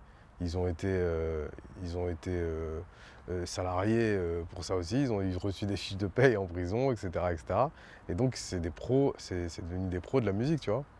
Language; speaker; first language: French; native; French